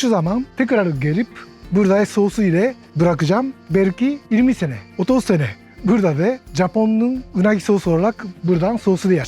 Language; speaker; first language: Turkish; non-native, learner; Japanese